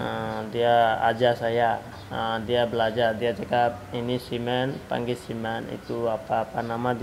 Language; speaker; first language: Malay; non-native, learner; Bangla